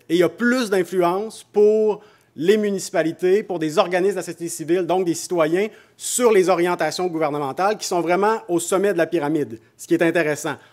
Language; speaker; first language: French; native; French